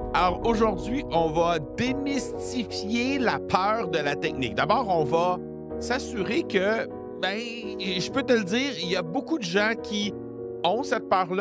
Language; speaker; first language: French; native; French